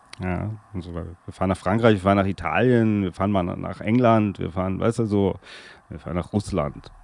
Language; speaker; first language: German; native; German